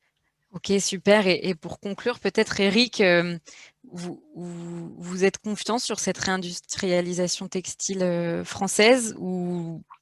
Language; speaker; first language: French; native; French